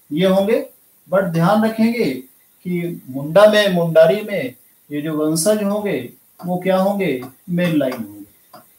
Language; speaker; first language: Hindi; native; Hindi